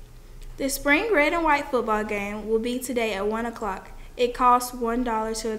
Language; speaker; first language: English; native; English